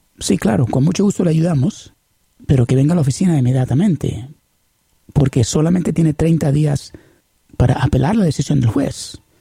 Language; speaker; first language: Spanish; early bilingual, heritage; Spanish